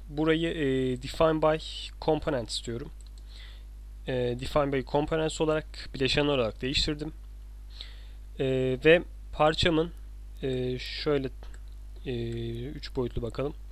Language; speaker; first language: Turkish; native; Turkish